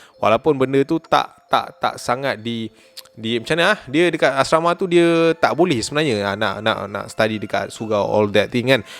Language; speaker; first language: Malay; native; Malay